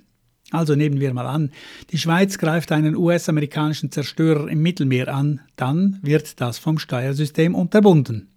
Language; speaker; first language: German; native; German